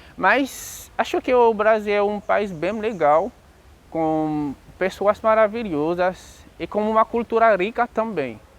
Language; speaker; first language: Portuguese; non-native, learner; Haitian Creole